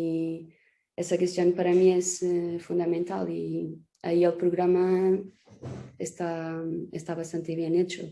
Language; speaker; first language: Spanish; non-native, fluent; Portuguese